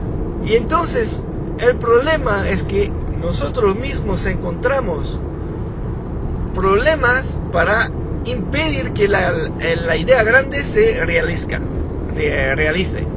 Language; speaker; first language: Spanish; non-native, fluent; French